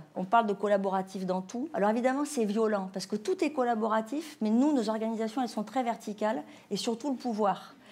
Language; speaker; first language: French; native; French